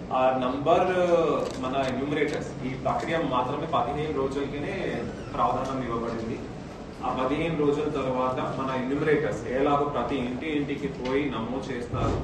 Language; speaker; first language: Telugu; non-native, fluent; Hindi